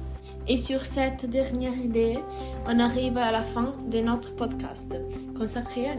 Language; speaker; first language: French; non-native, learner; Italian